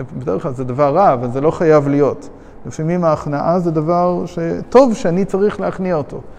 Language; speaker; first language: Hebrew; non-native, fluent; English